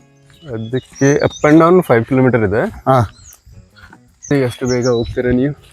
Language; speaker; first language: Kannada; non-native, local second language; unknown